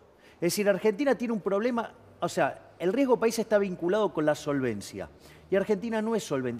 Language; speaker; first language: Spanish; native; Spanish